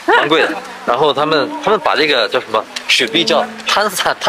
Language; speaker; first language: Chinese; native; Chinese